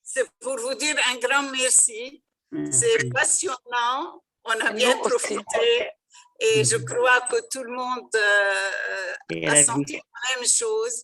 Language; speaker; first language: French; non-native, local second language; Arabic